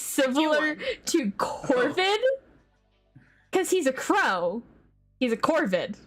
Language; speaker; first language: English; native; English